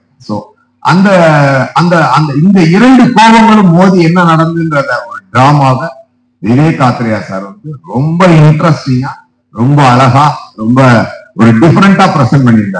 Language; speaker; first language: Tamil; native; Tamil